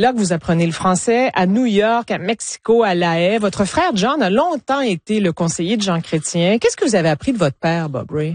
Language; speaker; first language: French; native; French